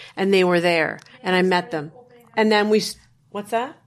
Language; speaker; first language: English; native; English